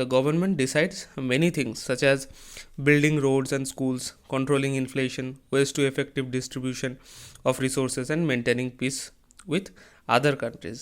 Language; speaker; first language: English; non-native, local second language; Hindi